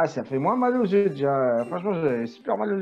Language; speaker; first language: French; native; French